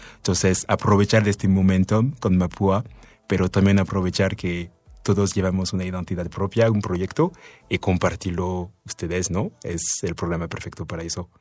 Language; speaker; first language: Spanish; non-native, fluent; French